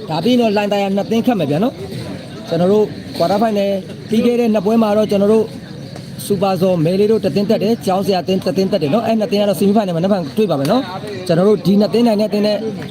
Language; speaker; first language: Burmese; native; Burmese